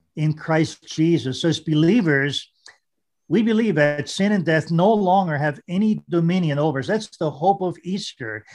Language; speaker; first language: English; non-native, fluent; German